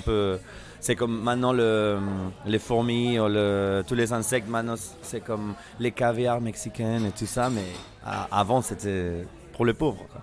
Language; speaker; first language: French; non-native, fluent; Spanish